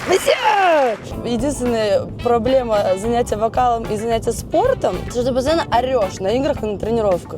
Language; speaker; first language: Russian; native; Russian